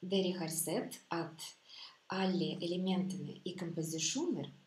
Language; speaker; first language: Norwegian; non-native, fluent; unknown